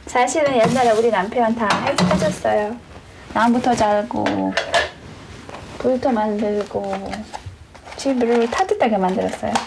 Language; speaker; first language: Korean; non-native, learner; Hungarian